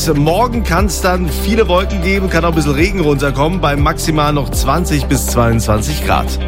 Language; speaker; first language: German; native; German